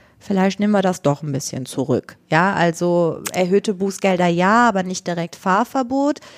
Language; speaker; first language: German; native; German